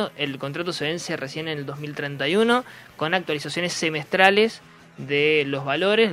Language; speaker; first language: Spanish; native; Spanish